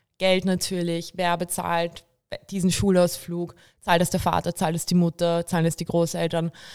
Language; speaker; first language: German; early bilingual, other home language; Bulgarian